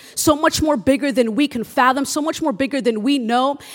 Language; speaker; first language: English; early bilingual, other home language; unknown